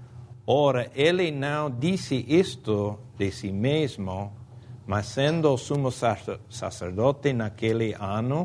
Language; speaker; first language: Portuguese; non-native, fluent; Spanish